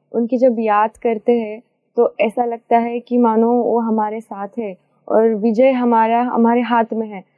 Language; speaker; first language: Hindi; non-native, local second language; Marathi